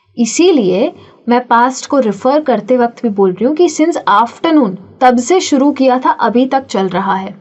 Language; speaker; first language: Hindi; native; Hindi